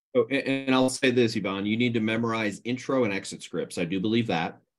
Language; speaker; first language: English; native; English